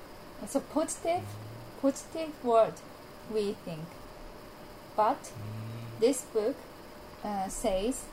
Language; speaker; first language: English; non-native, learner; Japanese